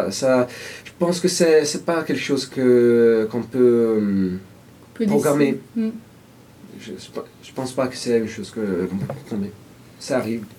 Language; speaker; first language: French; non-native, fluent; Italian